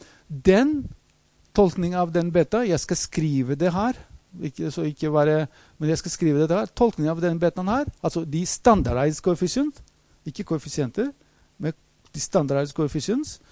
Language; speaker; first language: Norwegian; non-native, fluent; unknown